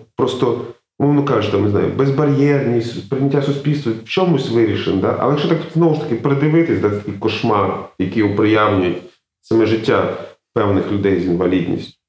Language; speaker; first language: Ukrainian; native; Ukrainian